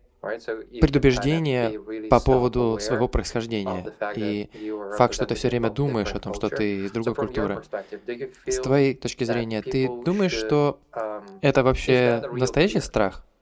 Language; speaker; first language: Russian; non-native, fluent; English